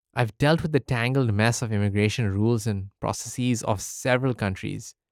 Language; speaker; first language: English; early bilingual, other home language; Arabic